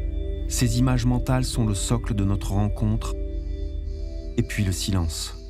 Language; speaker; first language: French; native; French